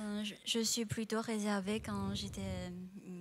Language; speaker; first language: French; non-native, fluent; Chinese